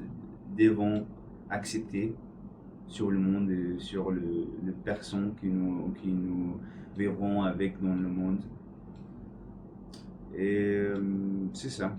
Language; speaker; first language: French; non-native, learner; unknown